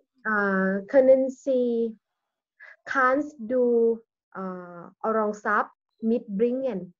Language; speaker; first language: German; non-native, learner; Thai